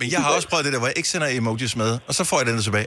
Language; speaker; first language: Danish; native; Danish